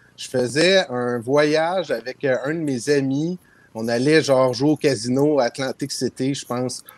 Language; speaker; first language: French; native; French